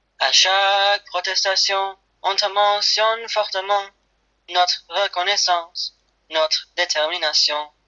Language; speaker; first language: French; non-native, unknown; Armenian